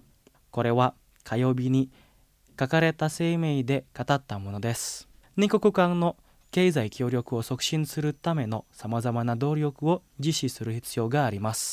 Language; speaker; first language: Japanese; non-native, fluent; Indonesian